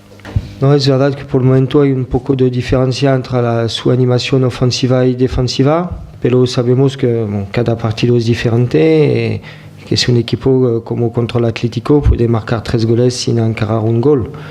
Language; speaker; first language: Spanish; non-native, fluent; French